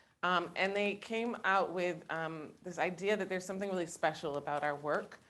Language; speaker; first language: English; native; English